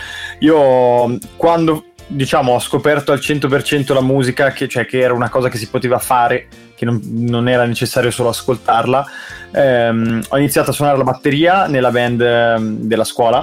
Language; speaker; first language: Italian; native; Italian